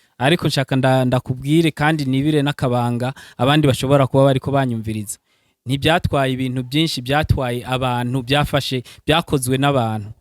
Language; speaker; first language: Rundi; early bilingual, heritage; Rundi